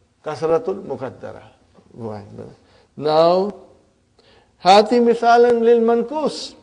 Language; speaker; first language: Arabic; non-native, fluent; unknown